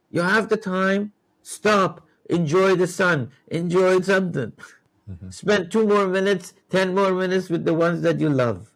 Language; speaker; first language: English; non-native, fluent; Persian